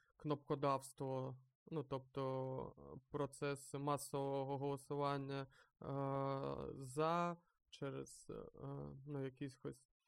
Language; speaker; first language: Ukrainian; non-native, local second language; Russian